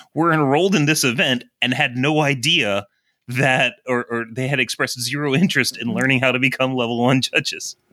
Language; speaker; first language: English; native; English